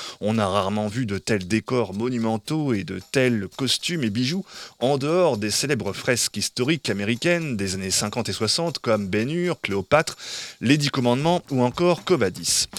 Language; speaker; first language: French; native; French